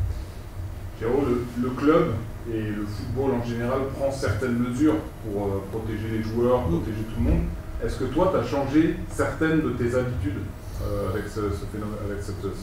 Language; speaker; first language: French; native; French